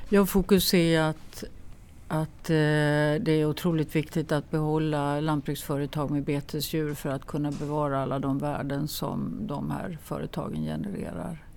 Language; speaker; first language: Swedish; native; Swedish